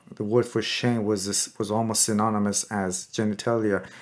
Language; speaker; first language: English; non-native, fluent; Persian